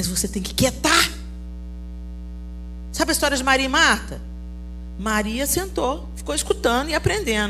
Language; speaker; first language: Portuguese; native; Portuguese